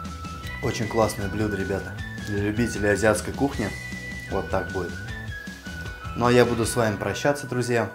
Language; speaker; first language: Russian; native; Russian